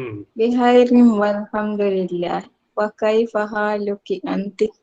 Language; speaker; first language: Arabic; non-native, learner; Divehi